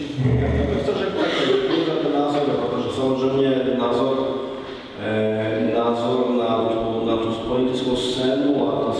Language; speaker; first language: Czech; non-native, fluent; Polish